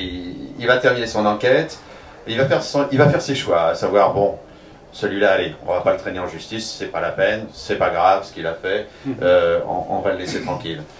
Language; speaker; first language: French; native; French